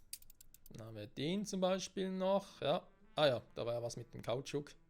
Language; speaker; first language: German; native; German